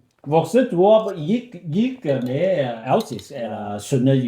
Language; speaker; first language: Danish; non-native, learner; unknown